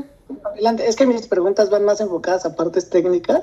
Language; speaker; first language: Spanish; native; Spanish